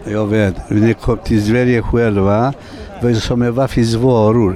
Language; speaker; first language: Swedish; non-native, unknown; Greek